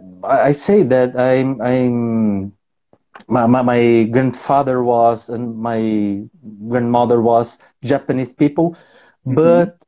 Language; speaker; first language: English; non-native, learner; Portuguese